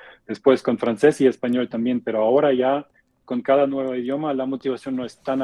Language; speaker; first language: Spanish; non-native, fluent; German